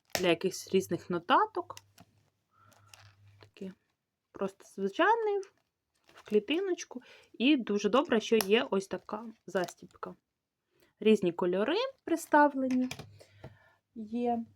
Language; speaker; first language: Ukrainian; native; Ukrainian